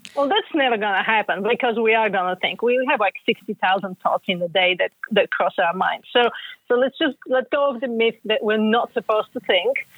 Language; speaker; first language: English; non-native, fluent; Bulgarian